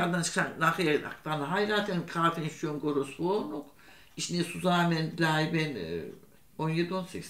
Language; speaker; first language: German; non-native, learner; Turkish